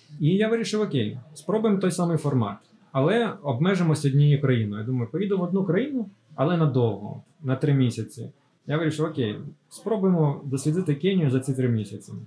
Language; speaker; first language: Ukrainian; native; Ukrainian